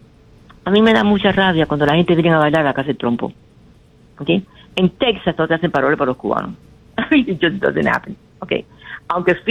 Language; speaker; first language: Spanish; native; Spanish